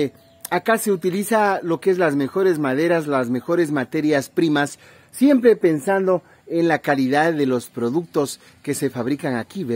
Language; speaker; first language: Spanish; native; Spanish